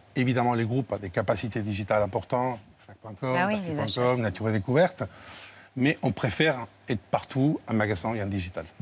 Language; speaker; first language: French; non-native, fluent; Spanish